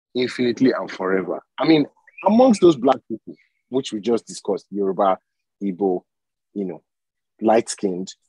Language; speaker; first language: English; non-native, local second language; Yoruba